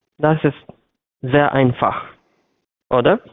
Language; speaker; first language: German; non-native, learner; Russian